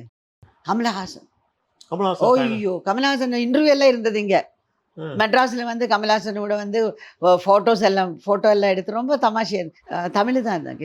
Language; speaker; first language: Tamil; non-native, learner; Malayalam